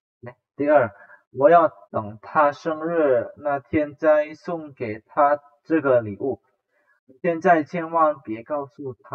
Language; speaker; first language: Chinese; non-native, fluent; Indonesian